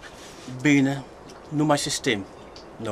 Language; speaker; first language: Romanian; non-native, learner; Dutch